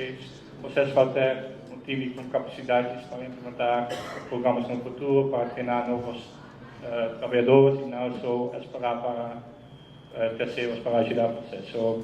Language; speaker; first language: Portuguese; non-native, fluent; Dutch